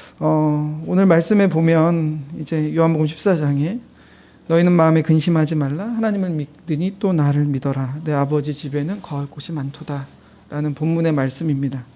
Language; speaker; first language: Korean; native; Korean